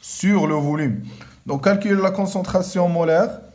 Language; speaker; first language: French; non-native, local second language; Arabic